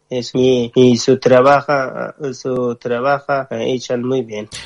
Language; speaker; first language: Spanish; non-native, learner; Persian